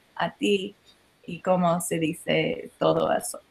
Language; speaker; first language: Spanish; non-native, learner; English